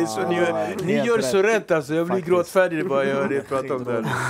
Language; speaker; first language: Swedish; native; Swedish